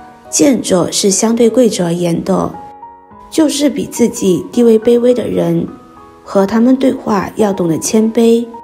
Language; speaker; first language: Chinese; native; Chinese